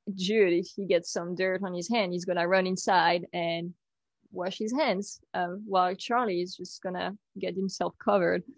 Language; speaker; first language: English; non-native, fluent; French